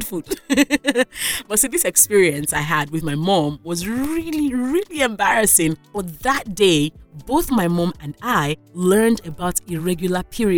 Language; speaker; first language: English; non-native, local second language; Yoruba